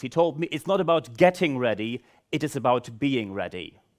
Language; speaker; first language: English; non-native, fluent; German